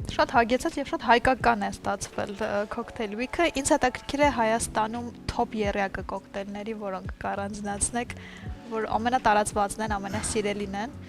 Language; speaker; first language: Armenian; native; Armenian